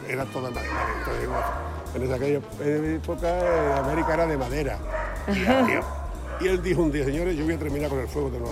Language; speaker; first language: Spanish; native; Spanish